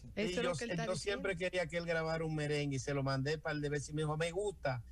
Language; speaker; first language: Spanish; native; Spanish